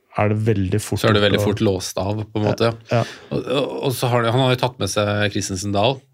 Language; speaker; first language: Norwegian; native; Norwegian